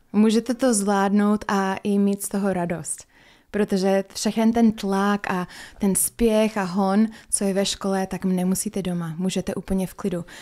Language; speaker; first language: Czech; non-native, fluent; English